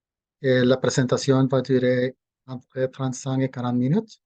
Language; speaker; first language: French; non-native, fluent; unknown